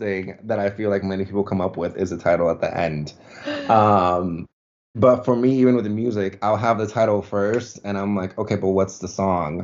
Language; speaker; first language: English; early bilingual, other home language; Spanish